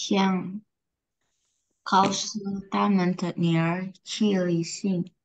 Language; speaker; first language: Chinese; non-native, learner; Indonesian